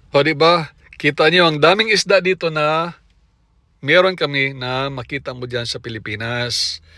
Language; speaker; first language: Filipino; non-native, local second language; Cebuano